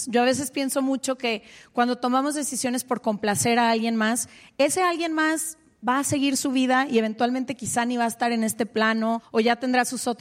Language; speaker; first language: Spanish; native; Spanish